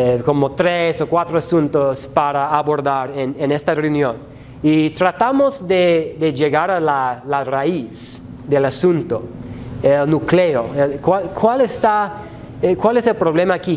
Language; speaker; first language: Spanish; non-native, fluent; English